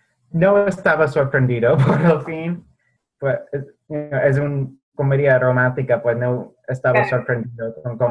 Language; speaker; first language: Spanish; non-native, fluent; English